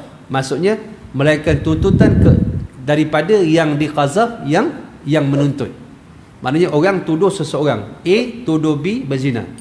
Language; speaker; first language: Malay; native; Malay